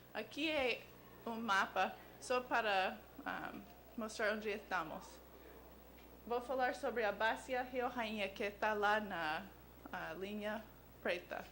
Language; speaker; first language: Portuguese; non-native, learner; English